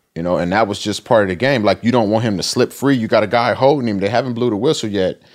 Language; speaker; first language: English; native; English